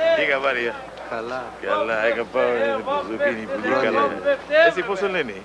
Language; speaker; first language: Greek; non-native, learner; English